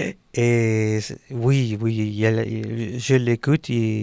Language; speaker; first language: French; non-native, learner; Spanish